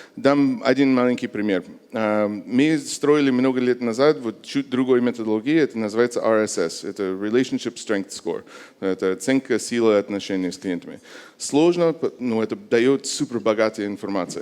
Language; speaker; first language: Russian; non-native, fluent; English